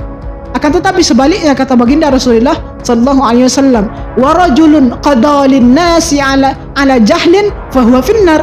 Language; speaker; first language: Indonesian; native; Indonesian